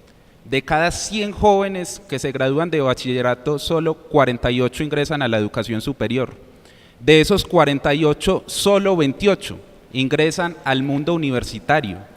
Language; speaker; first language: Spanish; native; Spanish